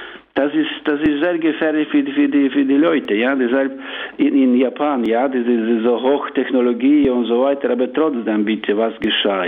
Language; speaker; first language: German; non-native, learner; Ukrainian